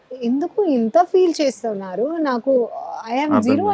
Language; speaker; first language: Telugu; non-native, learner; Hindi